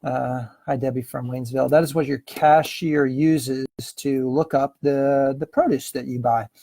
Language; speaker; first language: English; native; English